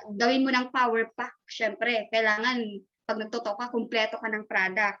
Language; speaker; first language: Filipino; non-native, local second language; Masbatenyo